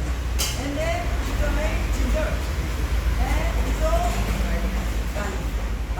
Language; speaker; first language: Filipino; non-native, learner; Korean